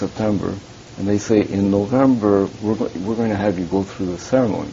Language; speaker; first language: English; early bilingual, other home language; Japanese